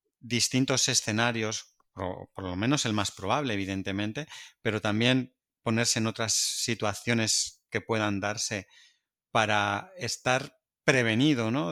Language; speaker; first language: Spanish; native; Spanish